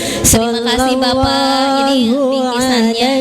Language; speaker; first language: Indonesian; native; Indonesian